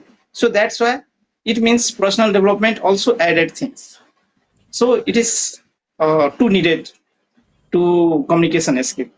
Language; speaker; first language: English; non-native, learner; Maithili